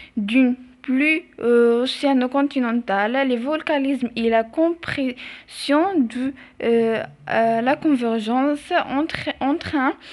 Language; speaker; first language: French; non-native, local second language; Arabic